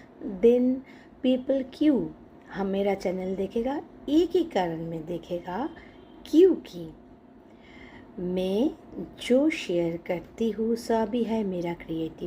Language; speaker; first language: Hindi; non-native, local second language; Bangla